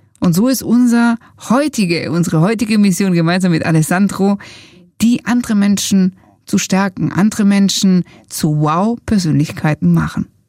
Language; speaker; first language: German; early bilingual, other home language; Italian